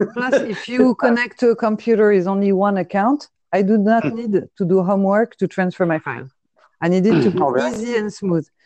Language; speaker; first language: English; non-native, fluent; French